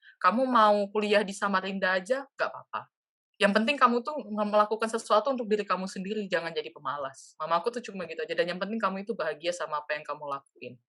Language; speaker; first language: Indonesian; native; Indonesian